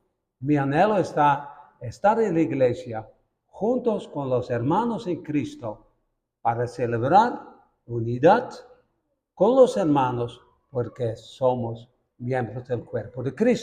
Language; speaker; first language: Spanish; non-native, fluent; Dutch